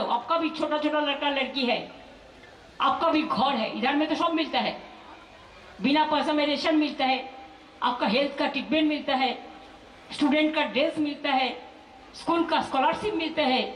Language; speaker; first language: Hindi; non-native, local second language; Bangla